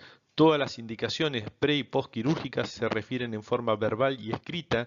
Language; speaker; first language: Spanish; native; Spanish